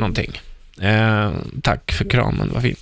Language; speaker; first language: Swedish; early bilingual, other home language; Spanish